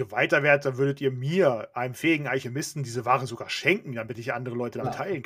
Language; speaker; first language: German; native; German